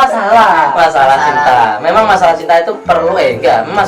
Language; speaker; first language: Indonesian; non-native, local second language; Javanese